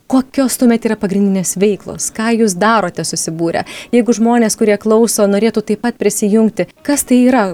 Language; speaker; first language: Lithuanian; native; Lithuanian